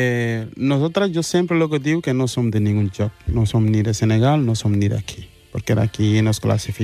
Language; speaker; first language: Catalan; early bilingual, other home language; Wolof